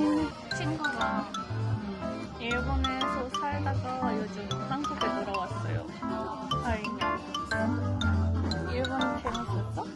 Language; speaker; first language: Korean; non-native, fluent; Japanese